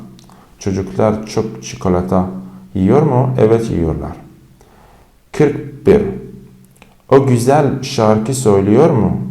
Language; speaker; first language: Turkish; non-native, fluent; Persian